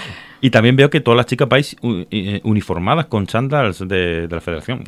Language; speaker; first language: Spanish; native; Spanish